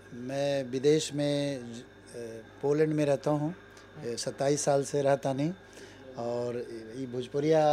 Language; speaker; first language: Hindi; native; Hindi